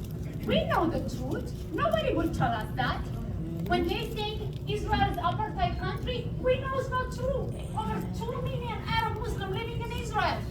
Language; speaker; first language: English; non-native, local second language; Hebrew